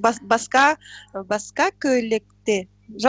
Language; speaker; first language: Kazakh; non-native, learner; Russian